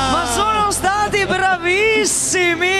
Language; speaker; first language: Italian; native; Italian